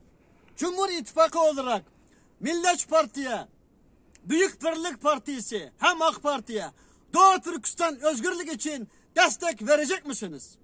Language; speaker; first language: Turkish; non-native, learner; Uyghur